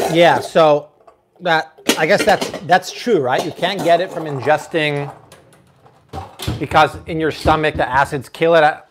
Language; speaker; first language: English; native; English